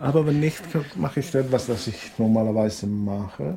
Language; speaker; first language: German; non-native, learner; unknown